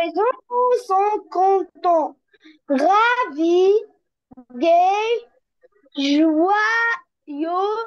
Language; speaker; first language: French; non-native, learner; Arabic